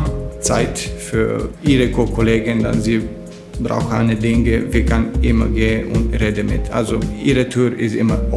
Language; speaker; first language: German; non-native, learner; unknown